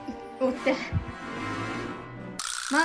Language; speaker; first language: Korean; non-native, learner; Japanese